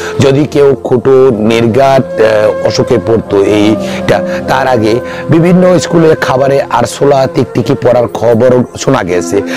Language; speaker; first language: Bangla; non-native, local second language; Kok Borok